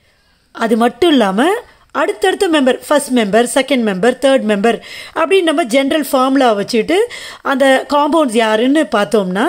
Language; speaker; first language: Tamil; native; Tamil